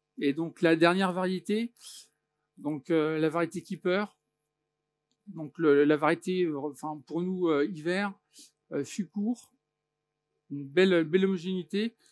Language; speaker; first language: French; native; French